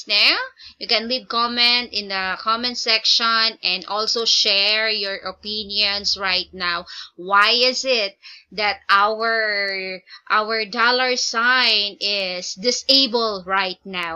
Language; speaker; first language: English; non-native, local second language; Filipino